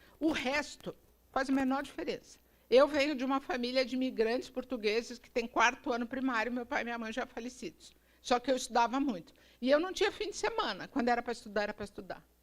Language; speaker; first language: Portuguese; native; Portuguese